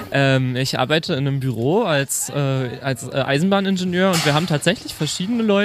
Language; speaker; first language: German; native; German